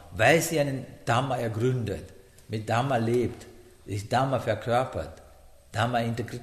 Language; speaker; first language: German; non-native, learner; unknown